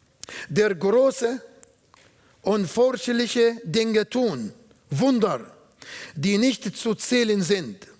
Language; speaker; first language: German; non-native, learner; Arabic